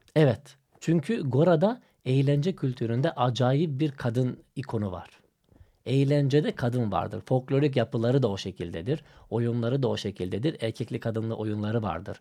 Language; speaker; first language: Turkish; non-native, fluent; Macedonian